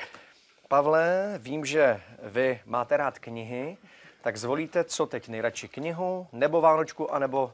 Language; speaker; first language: Czech; native; Czech